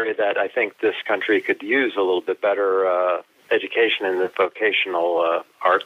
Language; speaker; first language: English; native; English